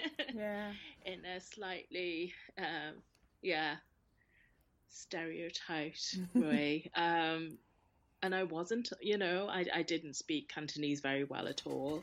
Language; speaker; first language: English; native; English